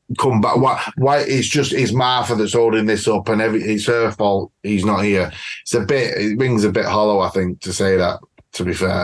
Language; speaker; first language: English; native; English